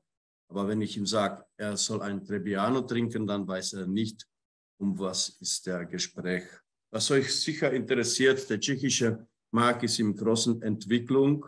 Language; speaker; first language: German; non-native, fluent; Czech